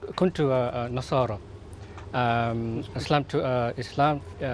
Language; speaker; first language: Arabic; non-native, learner; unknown